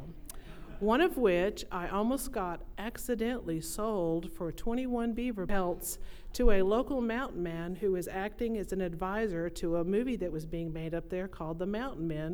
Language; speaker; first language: English; native; English